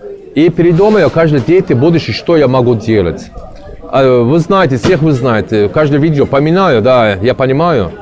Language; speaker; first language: Russian; non-native, learner; Turkish